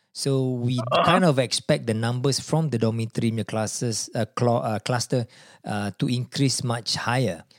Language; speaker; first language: English; non-native, local second language; Malay